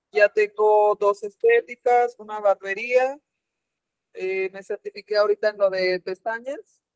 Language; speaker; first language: Spanish; native; Spanish